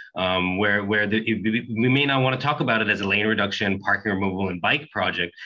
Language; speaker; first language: English; native; English